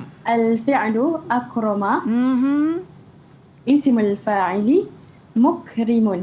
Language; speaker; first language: Arabic; non-native, learner; Malay